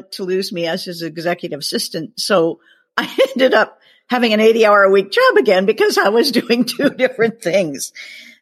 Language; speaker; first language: English; native; English